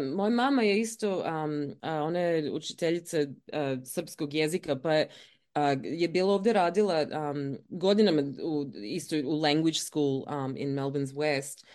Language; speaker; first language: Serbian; early bilingual, other home language; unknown